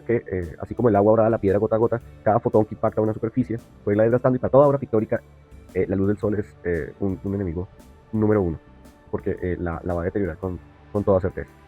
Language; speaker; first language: Spanish; native; Spanish